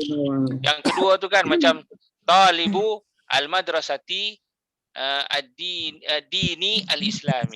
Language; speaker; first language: Malay; native; Malay